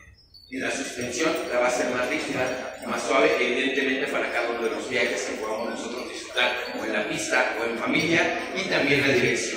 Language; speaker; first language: Spanish; native; Spanish